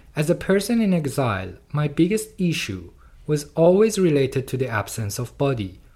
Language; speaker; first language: English; non-native, fluent; Persian